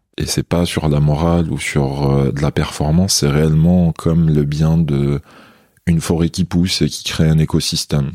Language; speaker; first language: French; non-native, local second language; Kabyle